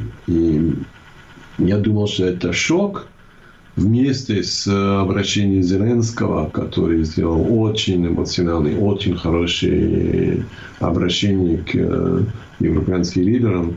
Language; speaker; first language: Russian; non-native, fluent; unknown